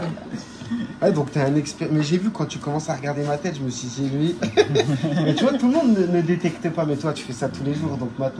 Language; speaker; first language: French; native; French